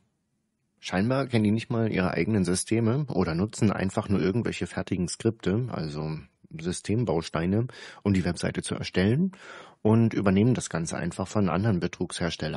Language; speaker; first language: German; native; German